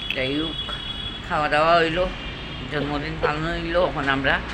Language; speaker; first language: Bangla; non-native, local second language; Sylheti